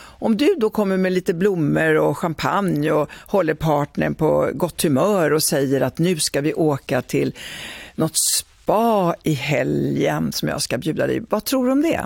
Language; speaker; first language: Swedish; early bilingual, other home language; Italian